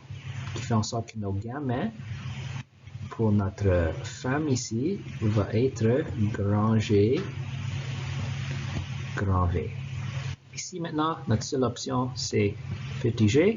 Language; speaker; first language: French; non-native, local second language; English